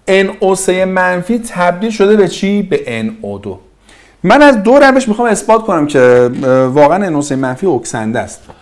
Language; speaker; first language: Persian; native; Persian